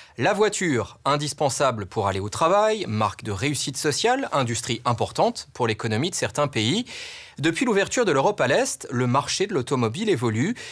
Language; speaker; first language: French; native; French